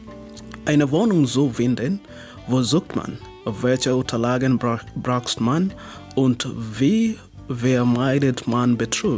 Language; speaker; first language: German; non-native, learner; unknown